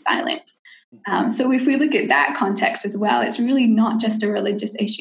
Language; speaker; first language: English; native; English